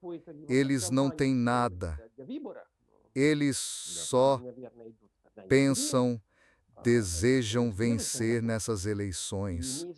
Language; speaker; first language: Portuguese; non-native, fluent; Serbian